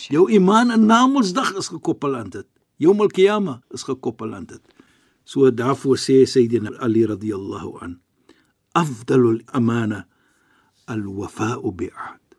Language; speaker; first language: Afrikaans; non-native, fluent; Arabic